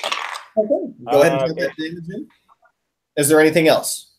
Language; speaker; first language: English; native; English